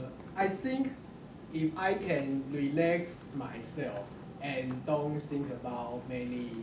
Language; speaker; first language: English; non-native, learner; Chinese